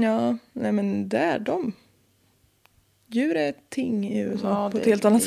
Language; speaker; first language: Swedish; native; Swedish